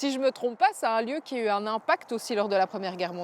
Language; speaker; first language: French; native; French